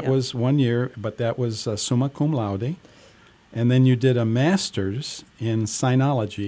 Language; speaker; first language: English; native; English